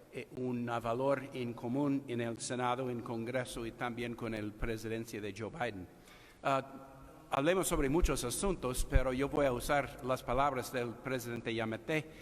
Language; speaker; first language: Spanish; non-native, fluent; English